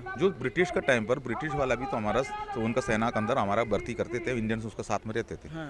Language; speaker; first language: Hindi; non-native, local second language; Malayalam